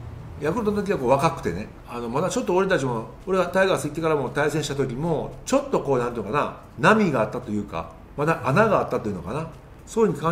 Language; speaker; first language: Japanese; native; Japanese